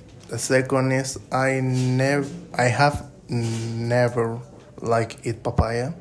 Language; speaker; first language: English; non-native, learner; Spanish